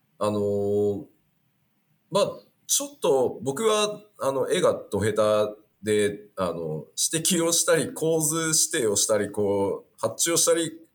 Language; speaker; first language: Japanese; native; Japanese